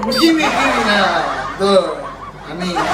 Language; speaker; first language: Indonesian; native; Indonesian